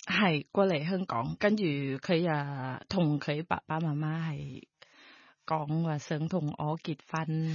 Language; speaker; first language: Cantonese; non-native, learner; Thai